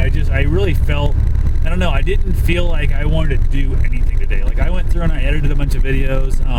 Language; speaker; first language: English; native; English